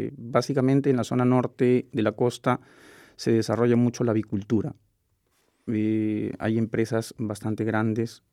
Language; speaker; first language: Spanish; native; Spanish